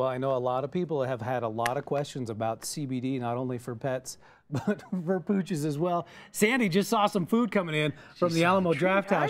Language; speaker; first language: English; native; English